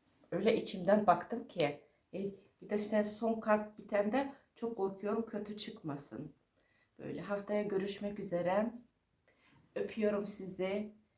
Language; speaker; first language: Turkish; non-native, fluent; Russian